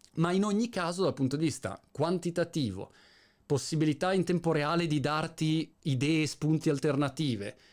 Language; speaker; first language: Italian; native; Italian